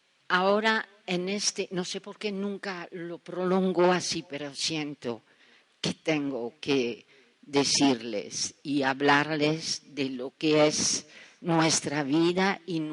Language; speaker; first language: Spanish; non-native, fluent; French